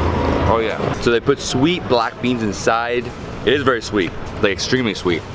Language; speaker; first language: English; native; English